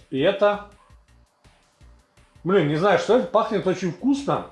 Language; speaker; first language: Russian; native; Russian